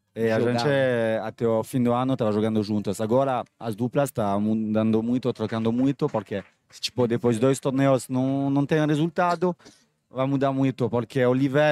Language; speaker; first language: Portuguese; non-native, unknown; French